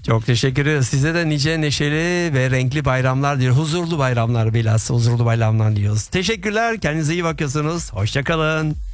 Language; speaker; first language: Turkish; native; Turkish